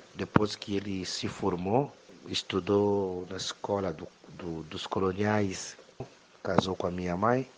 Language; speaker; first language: Portuguese; non-native, fluent; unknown